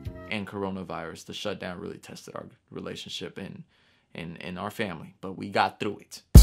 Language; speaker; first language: English; early bilingual, other home language; Spanish